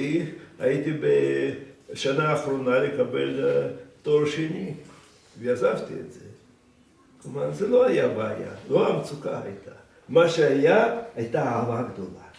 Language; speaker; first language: Hebrew; non-native, fluent; Russian